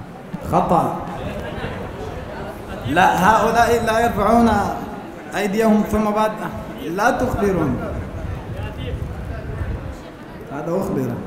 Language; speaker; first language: Arabic; non-native, fluent; Urdu